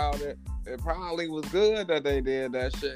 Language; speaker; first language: English; native; English